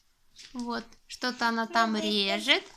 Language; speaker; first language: Russian; native; Russian